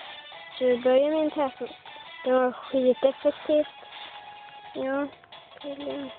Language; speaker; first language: Swedish; native; Swedish